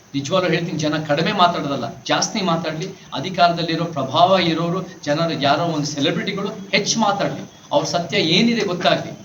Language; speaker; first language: Kannada; early bilingual, heritage; Kannada